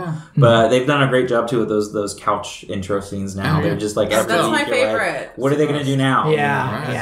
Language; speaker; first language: English; native; English